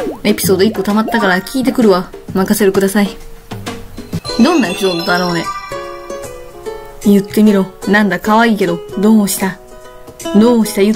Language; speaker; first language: Japanese; native; Japanese